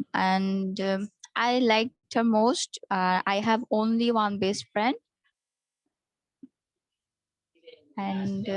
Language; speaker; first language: English; non-native, learner; Bangla